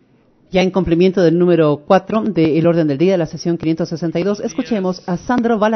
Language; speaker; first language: Spanish; native; Spanish